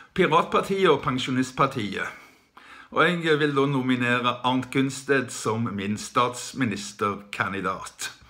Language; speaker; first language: Norwegian; native; Norwegian